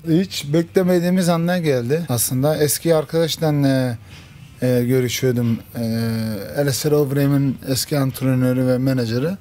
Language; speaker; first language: Turkish; early bilingual, heritage; Turkish